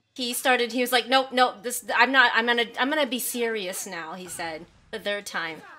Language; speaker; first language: English; native; English